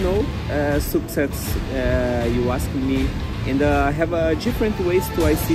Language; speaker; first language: English; non-native, fluent; Portuguese